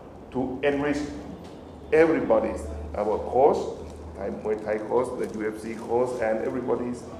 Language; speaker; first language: English; non-native, fluent; Thai